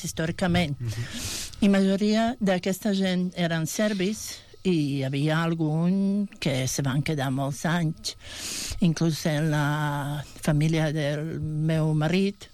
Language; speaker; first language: Catalan; non-native, fluent; Bosnian